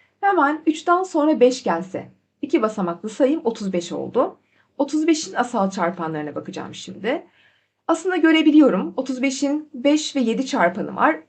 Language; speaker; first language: Turkish; native; Turkish